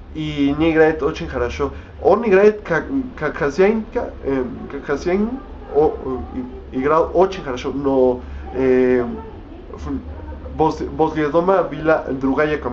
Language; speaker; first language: Russian; non-native, learner; Spanish